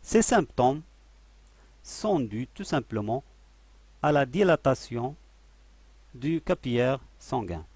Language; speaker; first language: French; non-native, local second language; Arabic